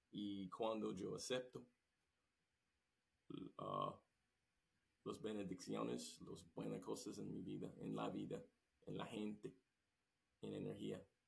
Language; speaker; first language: Spanish; non-native, learner; English